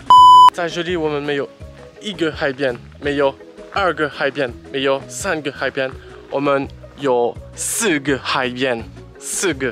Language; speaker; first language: Chinese; non-native, learner; French